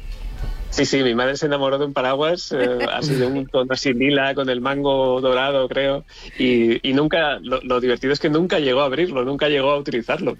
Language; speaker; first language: Spanish; native; Spanish